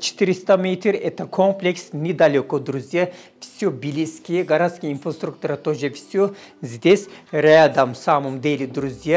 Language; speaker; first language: Russian; non-native, learner; Turkish